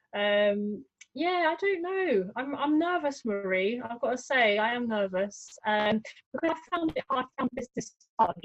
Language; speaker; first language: English; native; English